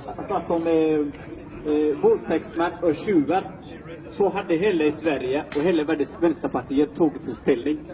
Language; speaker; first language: Swedish; non-native, fluent; Somali